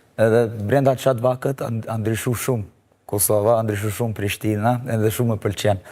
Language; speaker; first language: Albanian; early bilingual, heritage; Albanian